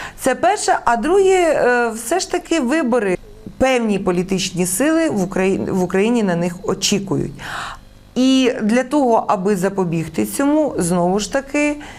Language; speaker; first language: Ukrainian; native; Ukrainian